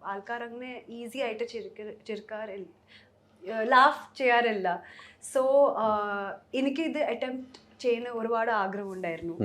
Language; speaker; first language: Malayalam; early bilingual, heritage; Malayalam